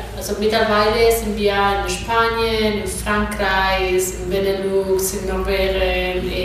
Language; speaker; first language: German; non-native, fluent; Spanish